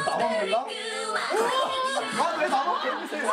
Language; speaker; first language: Korean; native; Korean